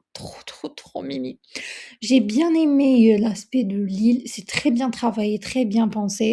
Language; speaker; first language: French; native; French